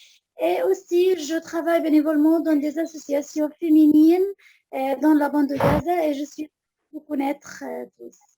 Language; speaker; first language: French; non-native, fluent; Arabic